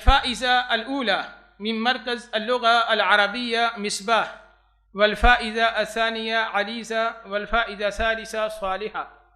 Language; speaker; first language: Arabic; non-native, fluent; Urdu